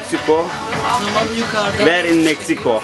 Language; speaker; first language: English; non-native, learner; Turkish